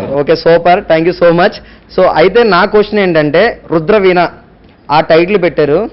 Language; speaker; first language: Telugu; native; Telugu